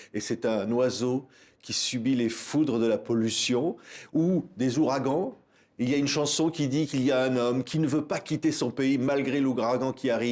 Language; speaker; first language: French; native; French